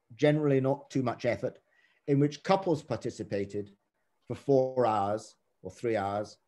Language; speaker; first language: English; native; English